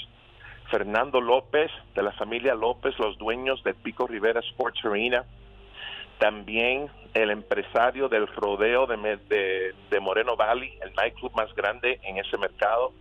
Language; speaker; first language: Spanish; early bilingual, other home language; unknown